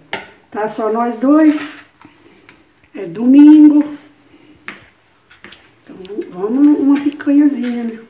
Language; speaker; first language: Portuguese; native; Portuguese